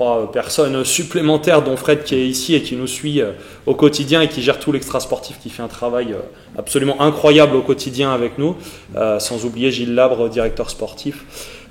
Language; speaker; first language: French; native; French